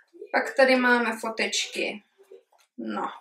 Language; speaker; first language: Czech; early bilingual, heritage; Czech